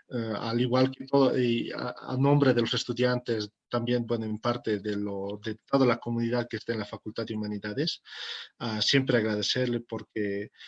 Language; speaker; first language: Spanish; native; Spanish